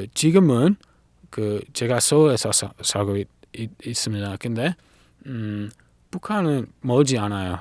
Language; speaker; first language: Korean; non-native, learner; English